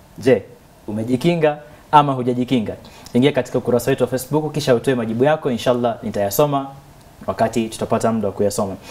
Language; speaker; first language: Swahili; native; Swahili